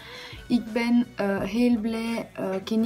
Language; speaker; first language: Dutch; non-native, learner; French